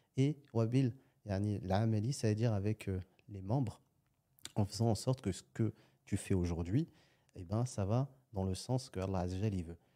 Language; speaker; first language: French; native; French